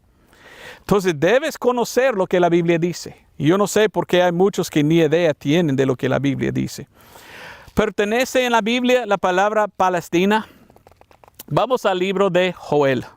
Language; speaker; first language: Spanish; non-native, fluent; English